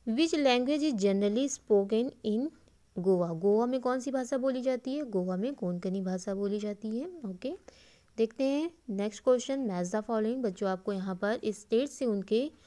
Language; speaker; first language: Hindi; native; Hindi